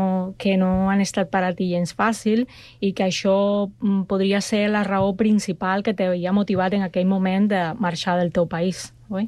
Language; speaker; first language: Catalan; non-native, fluent; Spanish